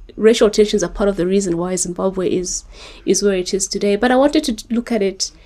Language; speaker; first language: English; non-native, local second language; Shona